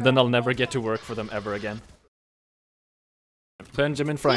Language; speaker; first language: English; native; English